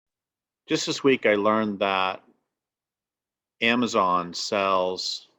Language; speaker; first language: English; native; English